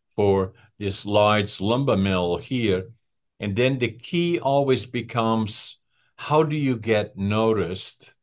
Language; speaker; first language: English; non-native, fluent; Dutch